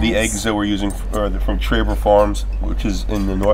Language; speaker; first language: English; native; English